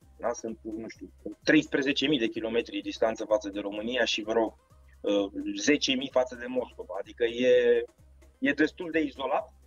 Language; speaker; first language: Romanian; native; Romanian